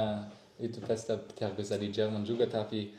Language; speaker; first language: Indonesian; non-native, learner; German